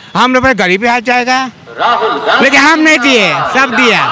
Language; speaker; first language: Hindi; non-native, local second language; Punjabi